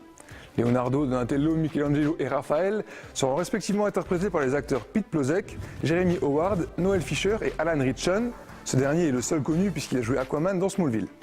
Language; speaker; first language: French; native; French